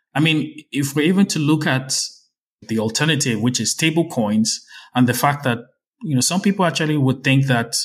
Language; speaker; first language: English; non-native, local second language; Yoruba